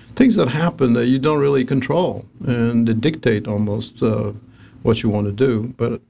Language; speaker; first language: English; non-native, fluent; Arabic